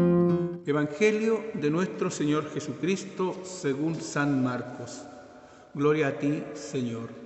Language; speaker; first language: Spanish; native; Spanish